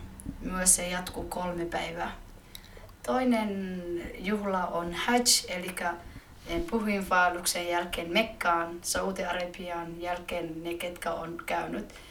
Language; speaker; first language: Finnish; early bilingual, other home language; Somali